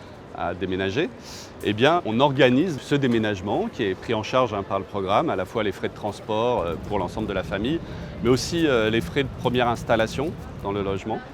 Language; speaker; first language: French; native; French